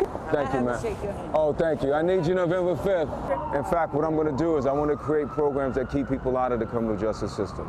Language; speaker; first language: English; native; English